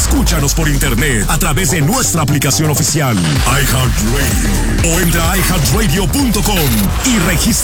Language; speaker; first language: Spanish; native; Spanish